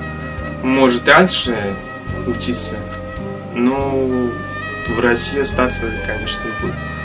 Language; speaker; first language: Russian; non-native, learner; Vietnamese